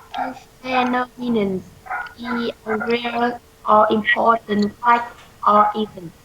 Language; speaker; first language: English; non-native, learner; Vietnamese